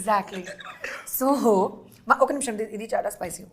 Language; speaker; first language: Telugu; non-native, learner; Hindi